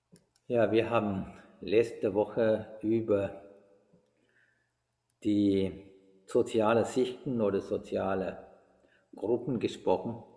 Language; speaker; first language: German; non-native, fluent; Sinhala